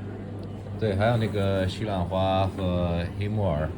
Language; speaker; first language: Chinese; non-native, fluent; English